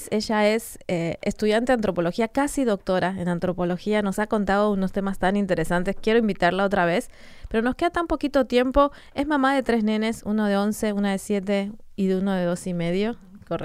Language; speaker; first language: Spanish; native; Spanish